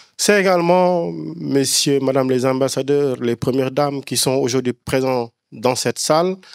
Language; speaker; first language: French; non-native, local second language; Wolof